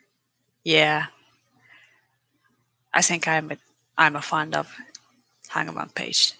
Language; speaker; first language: English; non-native, learner; Japanese